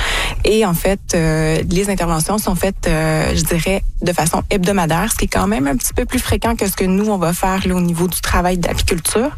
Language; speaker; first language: French; native; French